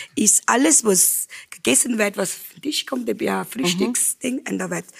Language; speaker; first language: German; non-native, fluent; Afrikaans